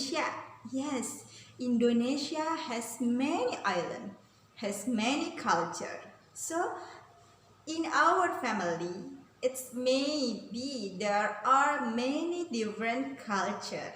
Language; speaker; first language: English; non-native, learner; Indonesian